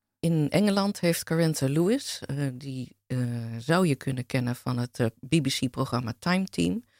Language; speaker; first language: Dutch; native; Dutch